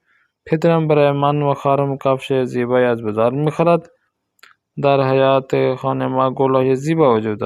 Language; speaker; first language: Persian; non-native, fluent; Urdu